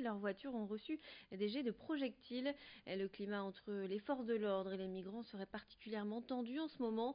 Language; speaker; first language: French; native; French